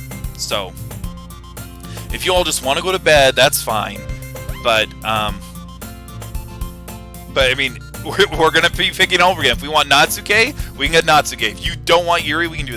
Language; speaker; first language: English; native; English